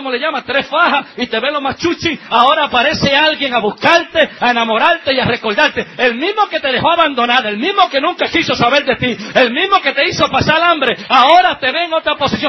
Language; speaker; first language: Spanish; native; Spanish